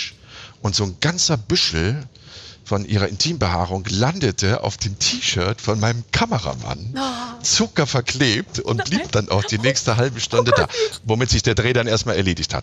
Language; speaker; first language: German; native; German